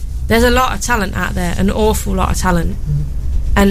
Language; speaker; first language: English; native; English